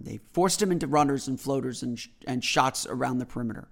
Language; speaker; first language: English; native; English